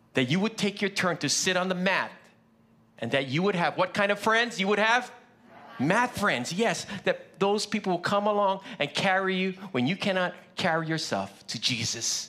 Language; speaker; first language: English; early bilingual, other home language; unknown